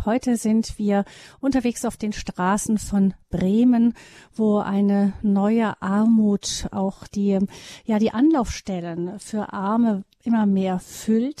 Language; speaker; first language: German; native; German